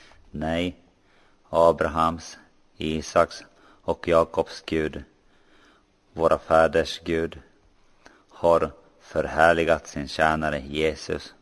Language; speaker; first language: Swedish; non-native, local second language; Finnish